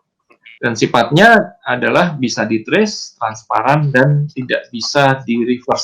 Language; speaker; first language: Indonesian; native; Indonesian